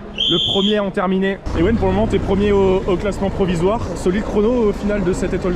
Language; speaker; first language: French; native; French